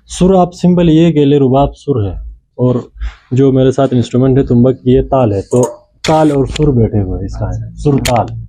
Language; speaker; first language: Urdu; non-native, local second language; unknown